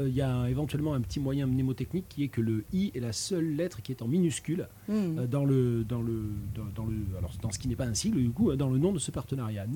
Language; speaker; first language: French; native; French